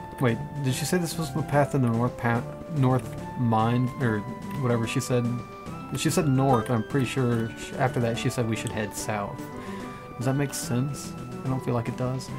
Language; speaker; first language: English; native; English